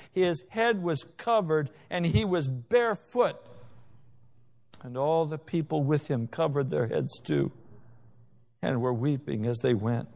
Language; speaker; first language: English; native; English